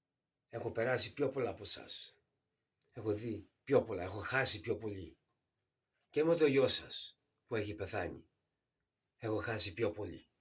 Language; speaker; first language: Greek; early bilingual, heritage; Greek